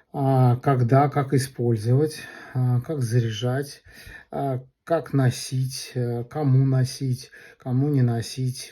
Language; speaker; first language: Russian; native; Russian